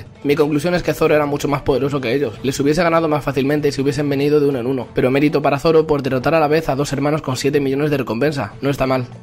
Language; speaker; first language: Spanish; native; Spanish